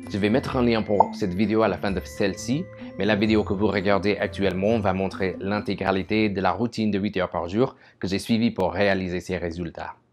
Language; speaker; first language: French; non-native, learner; English